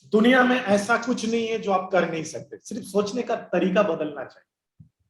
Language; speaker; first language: Hindi; non-native, local second language; Bangla